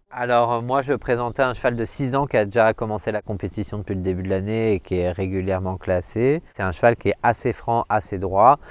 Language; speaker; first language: French; native; French